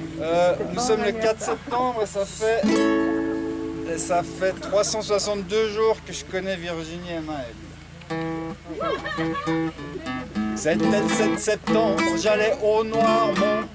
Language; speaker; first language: French; native; French